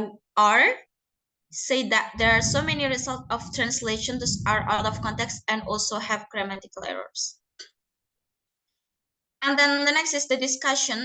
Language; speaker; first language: English; non-native, learner; Indonesian